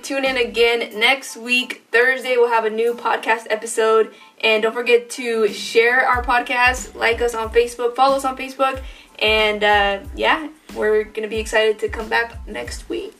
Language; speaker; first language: English; early bilingual, other home language; Spanish